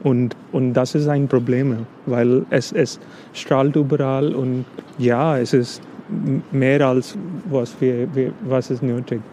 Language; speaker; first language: German; non-native, fluent; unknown